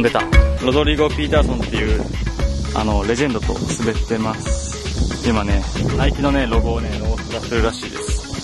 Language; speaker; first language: Japanese; native; Japanese